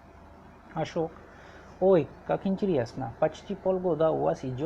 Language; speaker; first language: Russian; non-native, fluent; Hindi